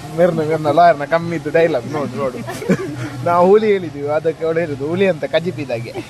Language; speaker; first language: Kannada; non-native, local second language; Tulu